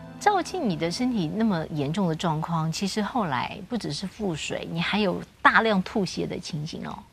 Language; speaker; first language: Chinese; native; Chinese